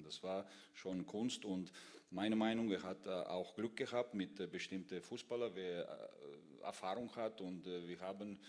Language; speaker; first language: German; non-native, fluent; Russian